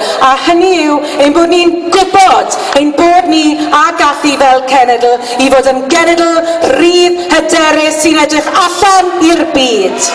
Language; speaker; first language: Welsh; native; Welsh